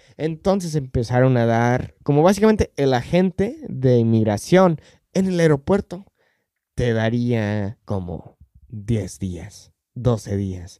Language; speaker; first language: Spanish; non-native, fluent; English